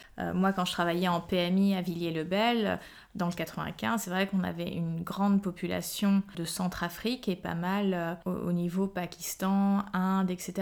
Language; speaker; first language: French; native; French